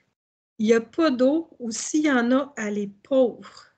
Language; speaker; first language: French; native; French